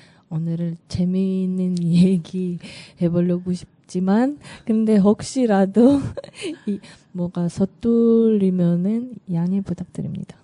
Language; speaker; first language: Korean; non-native, learner; Russian